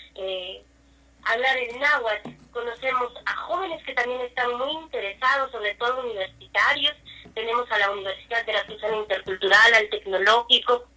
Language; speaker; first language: Spanish; non-native, local second language; Nahuatl languages